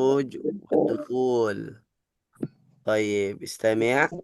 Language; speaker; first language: Arabic; non-native, fluent; Indonesian